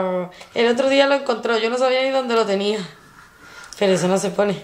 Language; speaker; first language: Spanish; native; Spanish